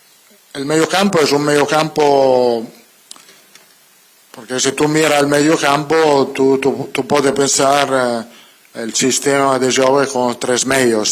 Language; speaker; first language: Spanish; non-native, fluent; Italian